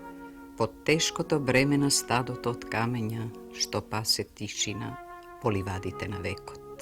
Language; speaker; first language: Macedonian; native; Macedonian